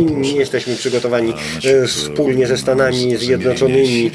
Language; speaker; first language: Polish; non-native, fluent; Russian